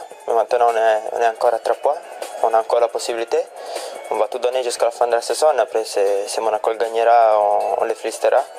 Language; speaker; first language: French; non-native, fluent; Italian